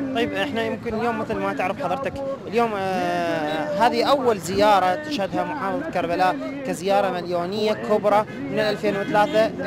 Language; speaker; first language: Arabic; native; Arabic